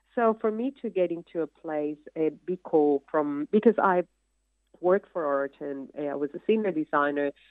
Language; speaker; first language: English; non-native, fluent; Spanish